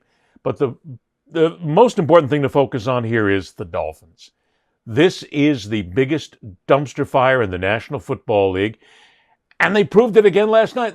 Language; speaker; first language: English; native; English